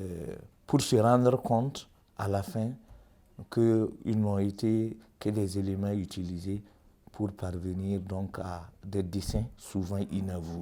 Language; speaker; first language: French; native; French